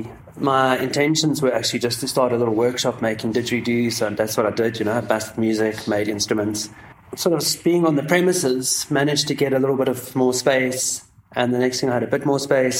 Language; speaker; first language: English; native; English